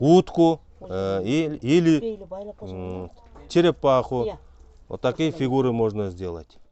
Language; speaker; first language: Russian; non-native, local second language; Kyrgyz